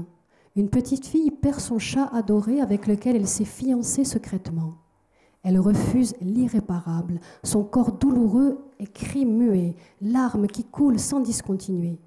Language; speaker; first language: French; native; French